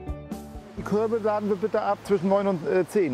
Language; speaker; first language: German; native; German